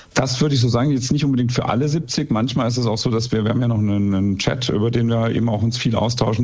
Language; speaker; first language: German; native; German